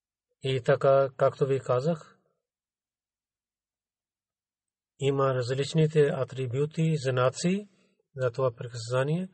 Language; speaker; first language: Bulgarian; non-native, learner; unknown